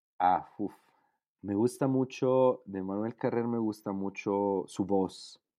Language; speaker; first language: Spanish; non-native, fluent; Italian